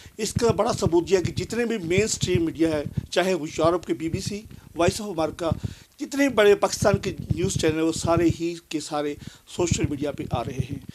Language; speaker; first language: Urdu; non-native, local second language; Punjabi